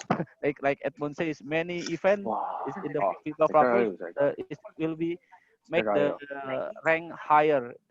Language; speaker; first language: English; non-native, learner; Indonesian